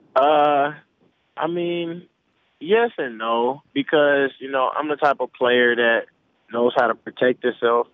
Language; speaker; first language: English; native; English